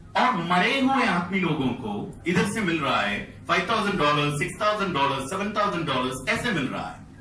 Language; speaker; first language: Hindi; non-native, fluent; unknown